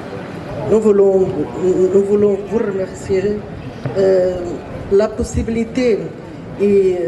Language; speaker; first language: French; non-native, learner; Portuguese